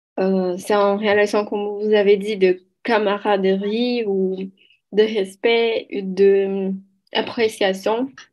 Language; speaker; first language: French; non-native, learner; Portuguese